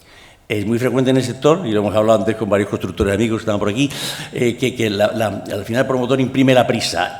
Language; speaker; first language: Spanish; native; Spanish